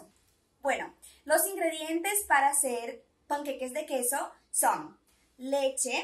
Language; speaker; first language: Spanish; non-native, fluent; Portuguese